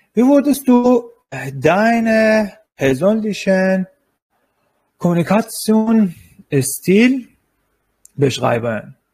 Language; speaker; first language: German; non-native, learner; Persian